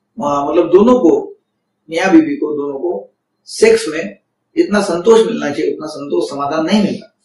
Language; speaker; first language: Hindi; non-native, local second language; Marathi